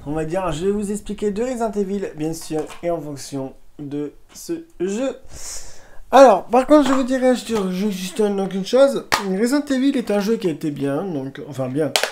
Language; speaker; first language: French; native; French